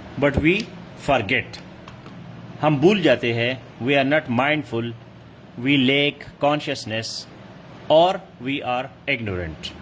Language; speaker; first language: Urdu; non-native, local second language; Pashto